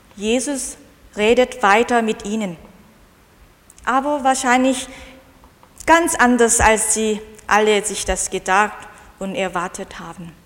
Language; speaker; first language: German; non-native, fluent; Korean